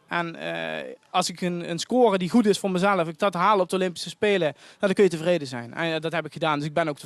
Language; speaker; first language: Dutch; native; Dutch